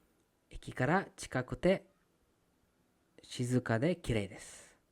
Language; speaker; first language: Japanese; non-native, fluent; Kannada